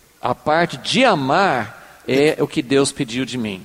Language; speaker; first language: Portuguese; native; Portuguese